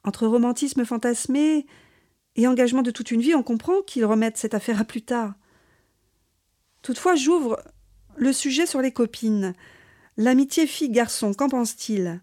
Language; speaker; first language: French; native; French